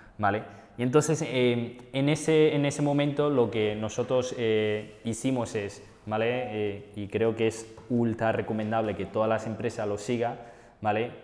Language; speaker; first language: Spanish; non-native, fluent; Chinese